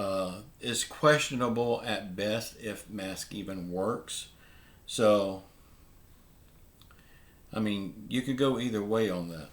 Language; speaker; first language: English; native; English